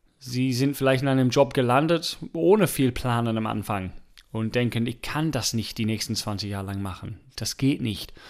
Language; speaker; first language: German; non-native, fluent; English